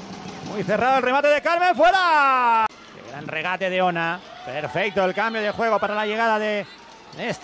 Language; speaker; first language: Spanish; native; Spanish